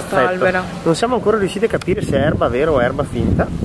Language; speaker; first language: Italian; native; Italian